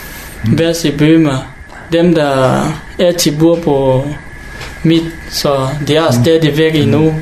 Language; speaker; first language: Danish; non-native, learner; Hakha Chin